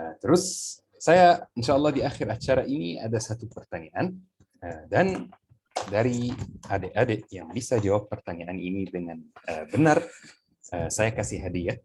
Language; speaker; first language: Indonesian; non-native, fluent; Arabic